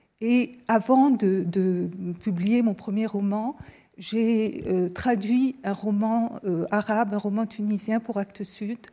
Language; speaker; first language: French; native; French